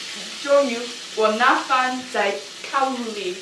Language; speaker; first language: Chinese; non-native, learner; English